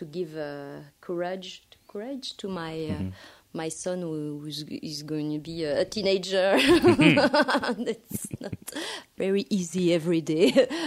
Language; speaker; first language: English; non-native, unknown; French